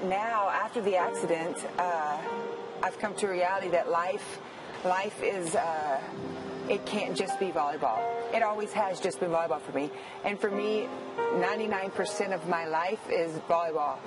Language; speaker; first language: English; native; English